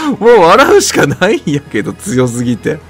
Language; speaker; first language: Japanese; native; Japanese